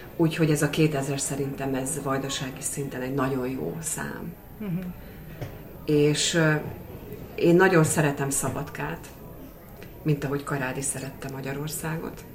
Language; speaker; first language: Hungarian; native; Hungarian